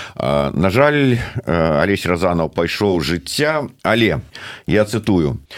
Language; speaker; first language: Belarusian; native; Belarusian